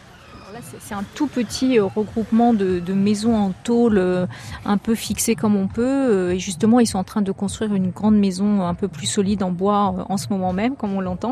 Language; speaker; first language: French; native; French